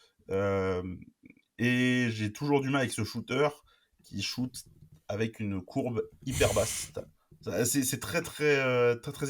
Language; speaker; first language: French; native; French